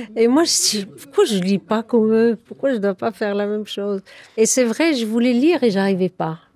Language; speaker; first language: French; non-native, fluent; Arabic